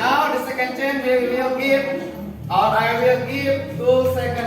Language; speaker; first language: English; non-native, fluent; Indonesian